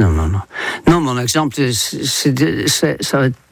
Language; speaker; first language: French; non-native, fluent; Dutch